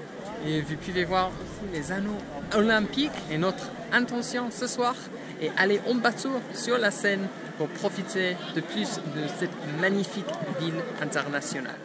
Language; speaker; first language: French; non-native, fluent; English